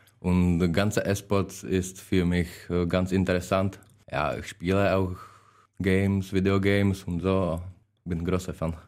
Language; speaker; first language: German; non-native, learner; Czech